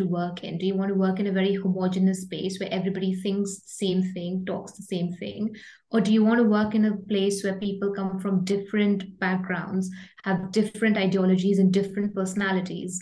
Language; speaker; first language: English; non-native, local second language; Hindi